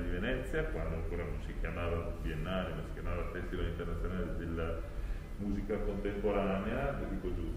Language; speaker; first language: Italian; native; Italian